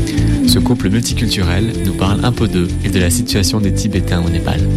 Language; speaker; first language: French; native; French